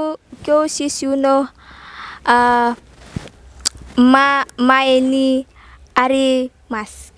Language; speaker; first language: Japanese; non-native, learner; Indonesian